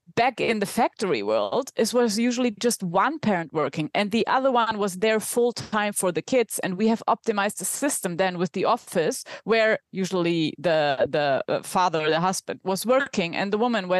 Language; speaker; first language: English; non-native, fluent; German